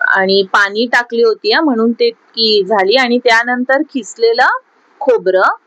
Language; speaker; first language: Marathi; non-native, local second language; Urdu